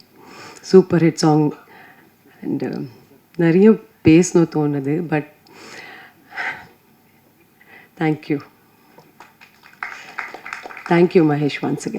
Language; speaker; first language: Tamil; non-native, fluent; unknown